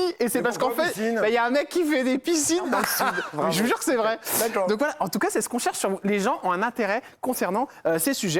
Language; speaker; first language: French; native; French